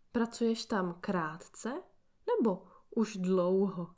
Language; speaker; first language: Czech; native; Czech